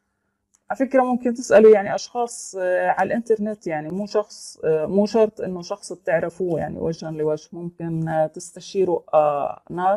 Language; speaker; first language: Arabic; native; Arabic